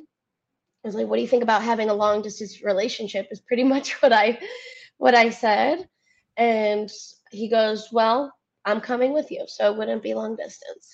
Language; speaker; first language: English; early bilingual, other home language; Spanish